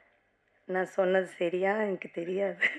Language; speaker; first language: Tamil; non-native, learner; Malayalam